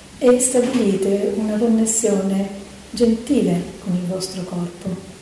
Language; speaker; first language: Italian; native; Italian